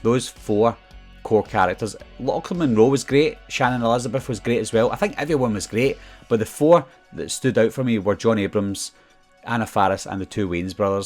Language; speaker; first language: English; native; English